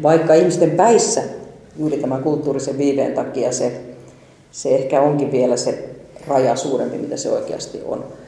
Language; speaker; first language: Finnish; native; Finnish